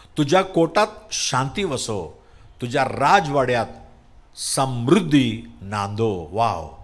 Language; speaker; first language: Marathi; non-native, local second language; Tamil